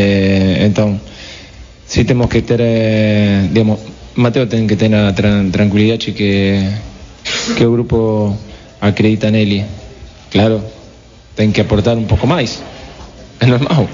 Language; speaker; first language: Portuguese; non-native, fluent; Spanish